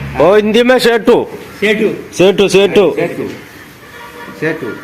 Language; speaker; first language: Hindi; non-native, local second language; Malayalam